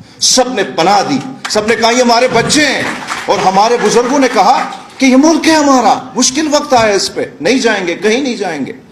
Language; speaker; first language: Urdu; non-native, local second language; Pashto